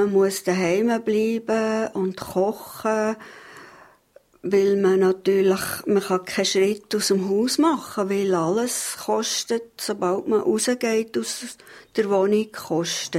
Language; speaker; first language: German; native; German